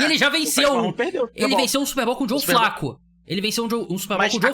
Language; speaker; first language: Portuguese; native; Portuguese